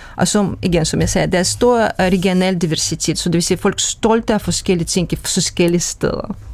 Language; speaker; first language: Danish; non-native, fluent; Russian